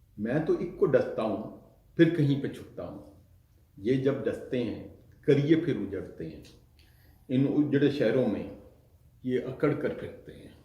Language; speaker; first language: Urdu; non-native, local second language; Punjabi